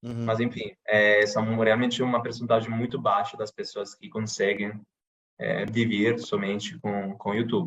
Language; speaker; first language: Portuguese; non-native, fluent; Italian